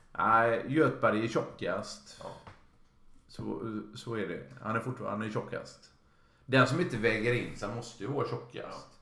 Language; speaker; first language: Swedish; native; Swedish